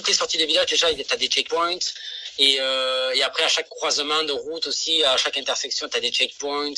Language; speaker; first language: French; native; French